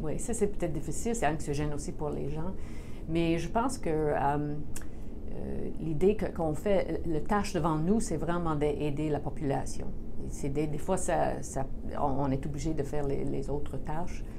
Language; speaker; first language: French; non-native, local second language; English